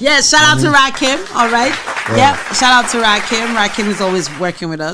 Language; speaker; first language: English; native; English